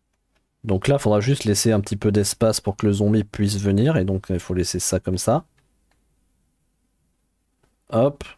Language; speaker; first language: French; native; French